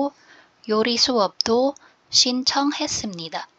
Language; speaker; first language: Korean; non-native, learner; Filipino